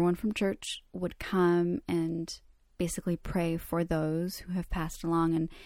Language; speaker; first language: English; early bilingual, other home language; Croatian